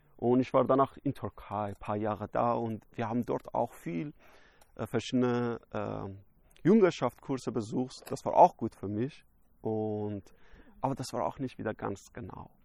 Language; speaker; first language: German; non-native, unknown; Persian